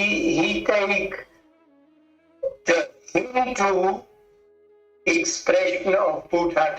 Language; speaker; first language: English; non-native, learner; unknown